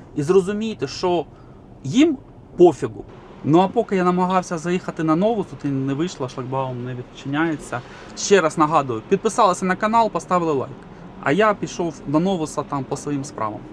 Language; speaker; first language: Ukrainian; non-native, local second language; Russian